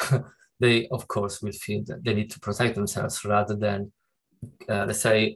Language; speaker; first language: English; non-native, fluent; Italian